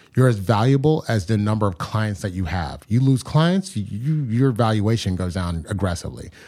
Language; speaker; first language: English; native; English